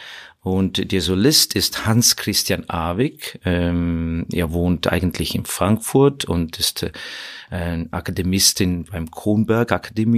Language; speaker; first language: German; non-native, fluent; Estonian